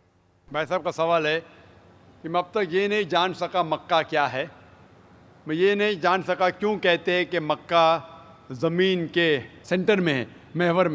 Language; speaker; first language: Hindi; native; Hindi